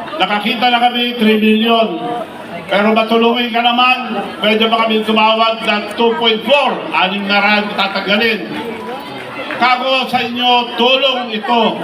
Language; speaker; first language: Filipino; non-native, local second language; Iloko